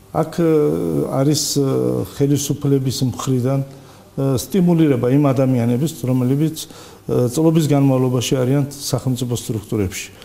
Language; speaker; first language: Georgian; non-native, local second language; Azerbaijani